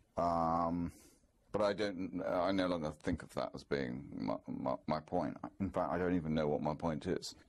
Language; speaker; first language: English; native; English